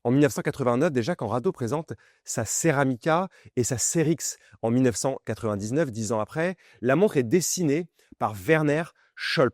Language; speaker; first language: French; native; French